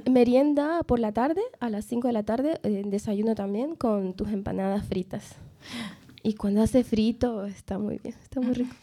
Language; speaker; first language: Spanish; native; Spanish